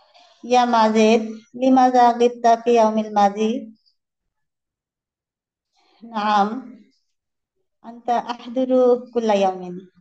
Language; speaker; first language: Arabic; non-native, learner; Bangla